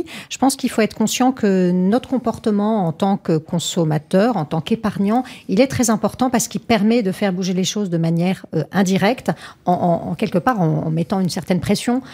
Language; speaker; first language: French; native; French